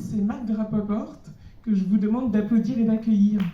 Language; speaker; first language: French; native; French